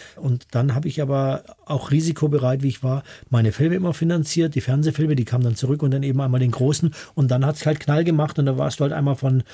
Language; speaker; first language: German; native; German